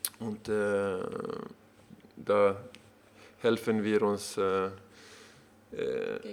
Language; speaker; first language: German; non-native, learner; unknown